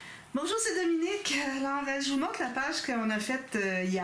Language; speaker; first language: French; native; French